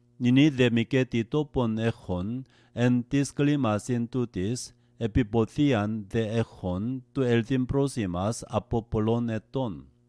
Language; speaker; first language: Greek; non-native, learner; Korean